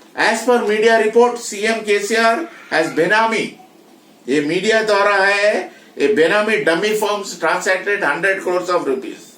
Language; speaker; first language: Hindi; non-native, local second language; Telugu